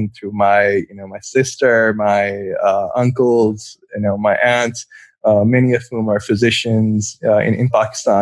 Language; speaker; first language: English; non-native, local second language; Urdu